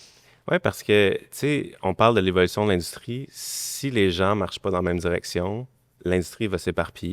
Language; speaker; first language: French; native; French